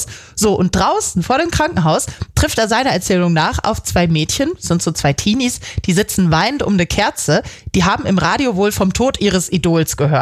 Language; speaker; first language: German; native; German